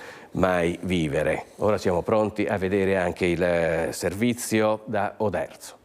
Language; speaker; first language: Italian; native; Italian